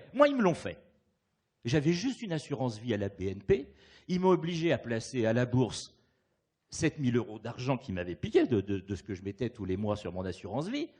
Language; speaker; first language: French; native; French